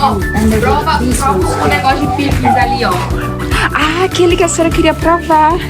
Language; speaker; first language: Portuguese; native; Portuguese